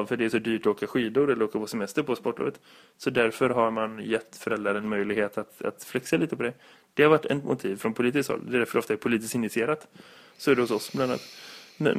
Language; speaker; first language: Swedish; native; Swedish